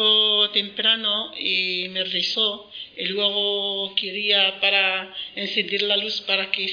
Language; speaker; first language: Spanish; non-native, learner; Arabic